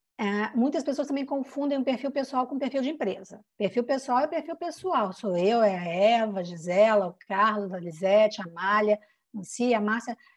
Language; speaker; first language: Portuguese; native; Portuguese